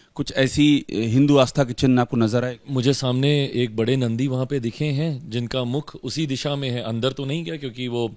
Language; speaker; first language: Hindi; native; Hindi